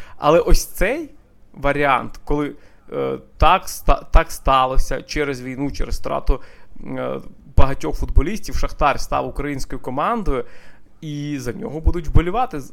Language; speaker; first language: Ukrainian; native; Ukrainian